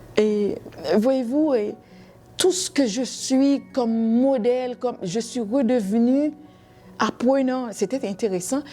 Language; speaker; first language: French; non-native, local second language; Haitian Creole